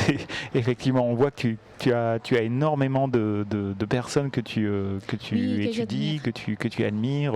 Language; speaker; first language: French; native; French